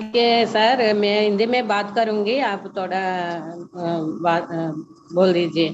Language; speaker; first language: Hindi; non-native, local second language; Telugu